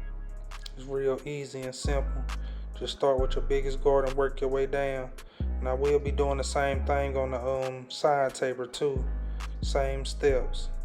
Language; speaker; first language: English; native; English